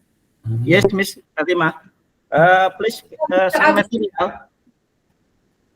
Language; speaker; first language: English; non-native, learner; Indonesian